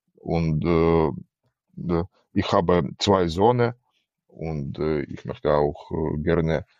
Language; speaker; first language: German; non-native, learner; Ukrainian